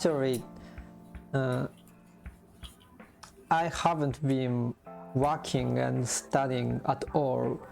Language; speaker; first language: English; non-native, learner; Japanese